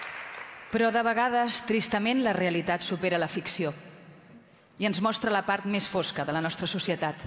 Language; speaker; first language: Catalan; native; Catalan